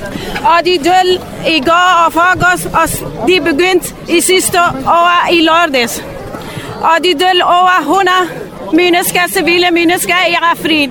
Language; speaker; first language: Danish; non-native, learner; Kurdish